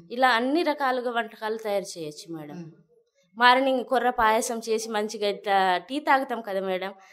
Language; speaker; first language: Telugu; non-native, local second language; Gondi